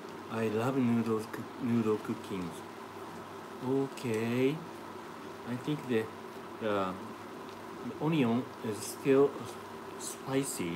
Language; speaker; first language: English; non-native, learner; Japanese